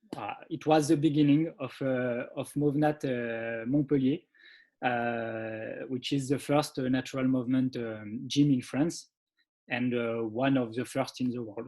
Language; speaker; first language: English; non-native, learner; French